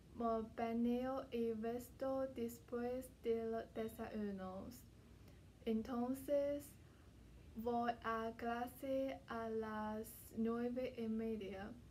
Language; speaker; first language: Spanish; non-native, learner; Chinese